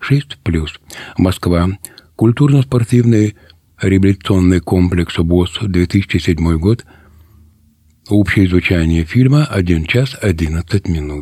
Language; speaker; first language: Russian; native; Russian